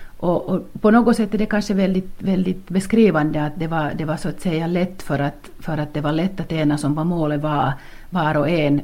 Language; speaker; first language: Swedish; native; Swedish